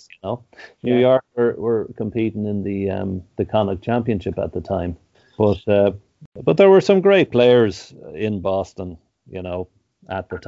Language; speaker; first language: English; native; English